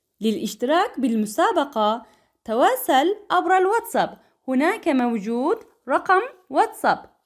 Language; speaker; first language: Arabic; non-native, learner; Turkish